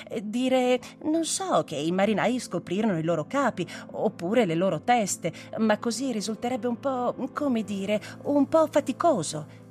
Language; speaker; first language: Italian; native; Italian